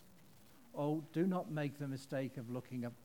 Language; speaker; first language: English; native; English